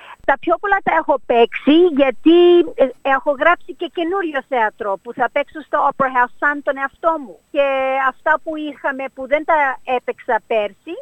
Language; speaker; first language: Greek; early bilingual, heritage; Greek